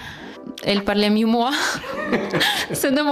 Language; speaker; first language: French; non-native, learner; Ukrainian